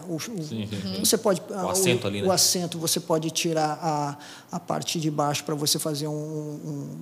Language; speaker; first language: Portuguese; non-native, local second language; Japanese